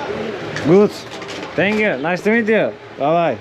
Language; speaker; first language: English; non-native, learner; Turkish